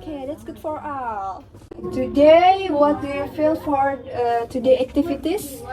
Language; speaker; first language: English; non-native, learner; Indonesian